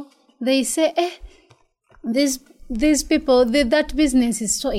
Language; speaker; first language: English; non-native, local second language; Ganda